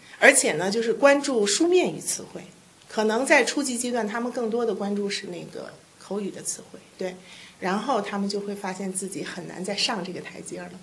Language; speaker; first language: Chinese; native; Chinese